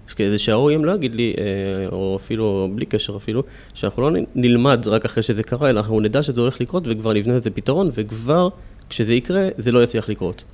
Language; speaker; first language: Hebrew; native; Hebrew